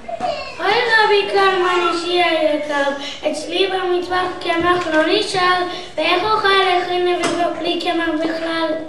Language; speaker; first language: Hebrew; non-native, learner; English